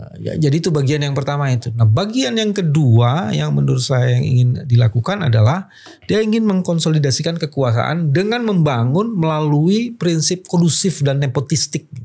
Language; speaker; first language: Indonesian; native; Indonesian